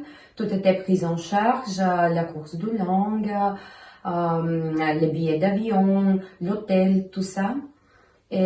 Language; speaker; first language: French; non-native, fluent; Bulgarian